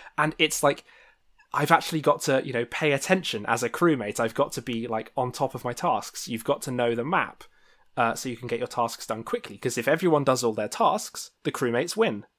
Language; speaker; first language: English; native; English